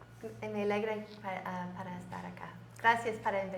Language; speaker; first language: Spanish; non-native, learner; English